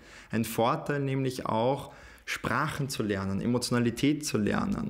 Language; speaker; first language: German; native; German